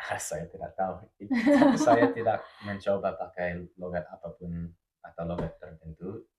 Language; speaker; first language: Indonesian; non-native, fluent; English